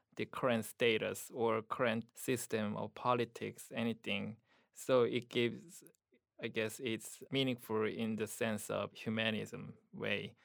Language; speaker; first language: English; non-native, fluent; Korean